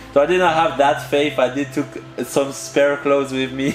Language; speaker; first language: English; early bilingual, heritage; French